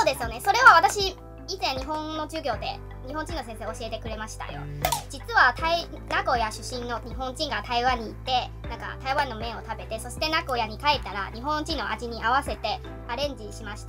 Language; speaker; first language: Japanese; non-native, learner; Chinese